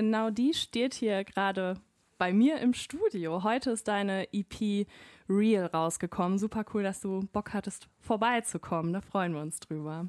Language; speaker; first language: German; native; German